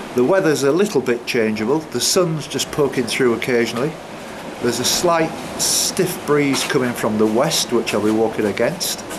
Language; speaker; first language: English; native; English